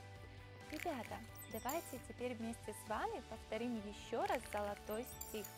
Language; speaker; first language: Russian; native; Russian